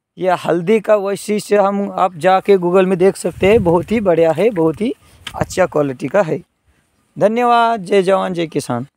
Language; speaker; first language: Hindi; non-native, local second language; Marathi